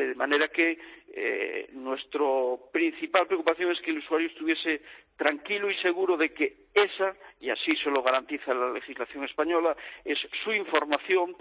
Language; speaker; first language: Spanish; native; Spanish